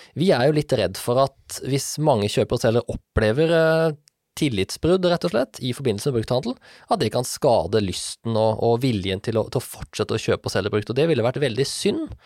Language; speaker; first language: Norwegian; native; Norwegian